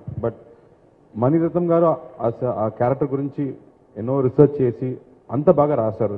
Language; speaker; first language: Telugu; non-native, learner; Tamil